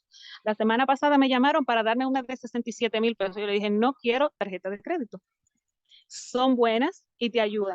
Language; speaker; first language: Spanish; native; Spanish